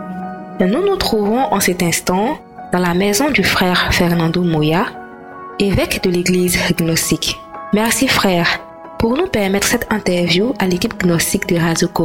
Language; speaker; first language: French; non-native, fluent; Spanish